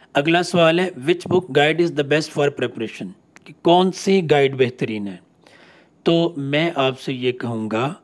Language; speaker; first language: Urdu; non-native, local second language; Punjabi